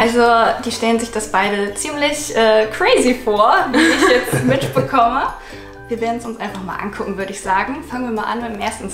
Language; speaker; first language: German; native; German